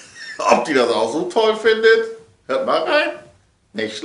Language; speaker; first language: German; native; German